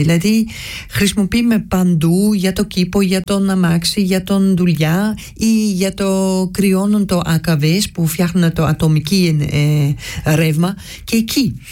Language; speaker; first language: Greek; early bilingual, heritage; Greek